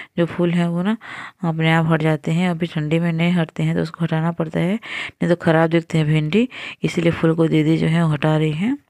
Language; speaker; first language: Hindi; native; Hindi